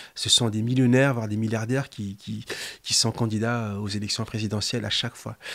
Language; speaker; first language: French; non-native, local second language; Lingala